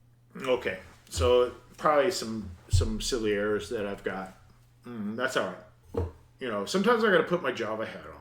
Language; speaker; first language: English; native; English